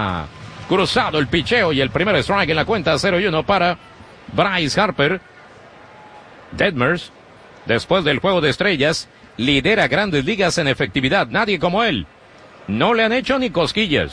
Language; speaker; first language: Spanish; native; Spanish